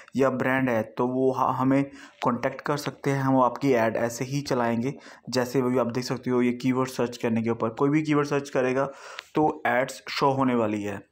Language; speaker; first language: Hindi; non-native, local second language; Punjabi